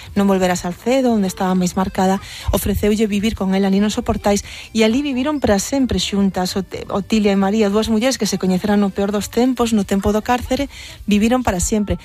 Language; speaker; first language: Galician; native; Galician